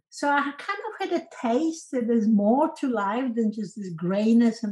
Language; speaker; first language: English; non-native, fluent; Polish